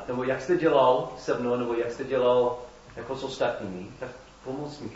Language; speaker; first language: Czech; non-native, fluent; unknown